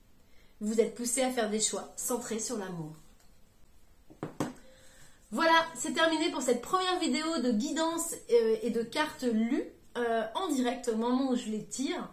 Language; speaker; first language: French; native; French